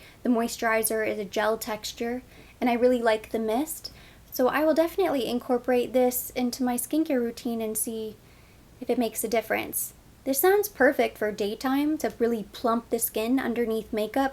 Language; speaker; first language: English; native; English